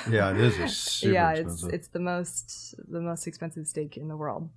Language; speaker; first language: English; native; English